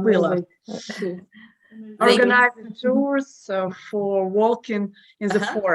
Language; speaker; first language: English; non-native, learner; Russian